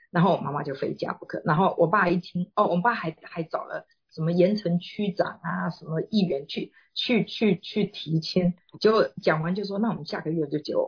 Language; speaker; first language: Chinese; native; Chinese